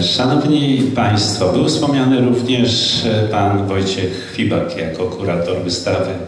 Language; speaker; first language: Polish; native; Polish